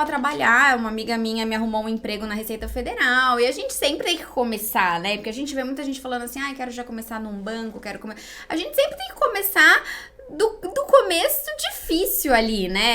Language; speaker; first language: Portuguese; native; Portuguese